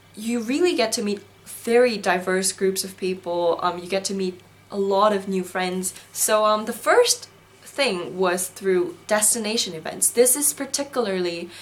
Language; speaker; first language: English; non-native, fluent; Korean